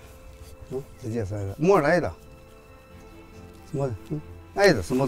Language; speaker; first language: Russian; non-native, learner; Chinese